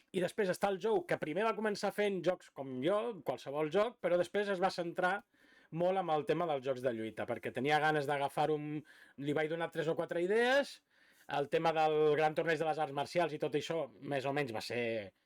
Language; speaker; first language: Catalan; native; Catalan